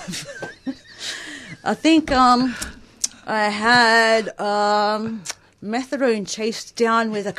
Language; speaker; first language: English; native; English